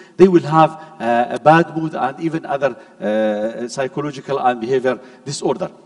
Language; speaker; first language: English; non-native, fluent; Arabic